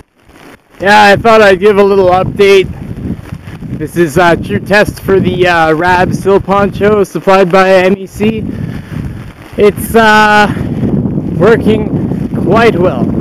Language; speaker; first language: English; native; English